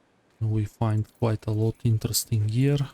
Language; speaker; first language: English; non-native, fluent; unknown